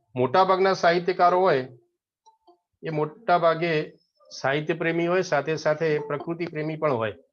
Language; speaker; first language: Gujarati; native; Gujarati